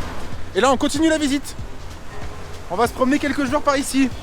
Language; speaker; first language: French; native; French